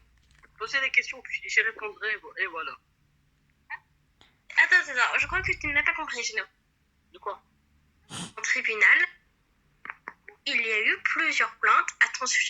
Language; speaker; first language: French; native; French